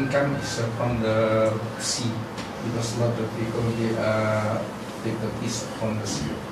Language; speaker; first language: English; non-native, learner; Indonesian